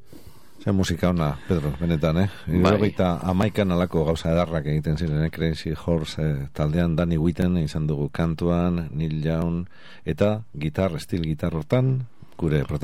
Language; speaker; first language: Basque; native; Basque